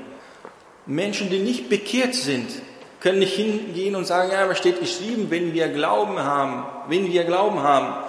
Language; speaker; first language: German; non-native, fluent; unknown